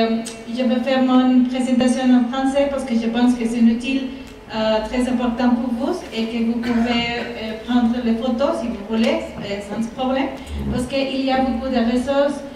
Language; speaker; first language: French; non-native, fluent; Spanish